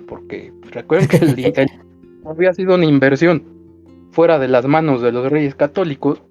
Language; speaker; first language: Spanish; native; Spanish